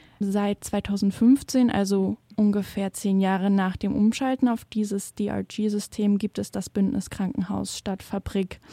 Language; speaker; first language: German; native; German